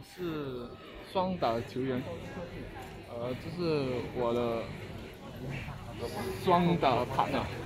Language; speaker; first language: Chinese; non-native, learner; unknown